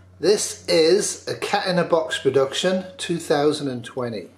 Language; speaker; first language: English; native; English